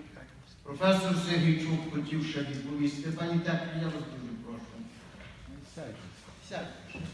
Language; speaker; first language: Ukrainian; native; Ukrainian